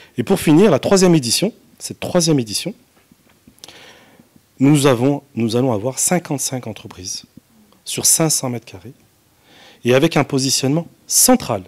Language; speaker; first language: French; non-native, local second language; Arabic